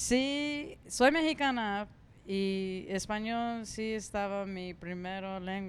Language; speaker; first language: Spanish; early bilingual, heritage; Spanish